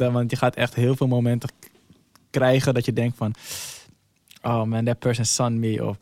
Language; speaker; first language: Dutch; early bilingual, other home language; Somali